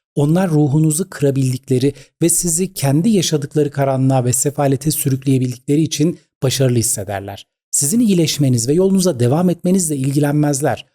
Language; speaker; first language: Turkish; native; Turkish